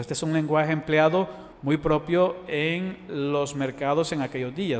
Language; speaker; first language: Spanish; native; Spanish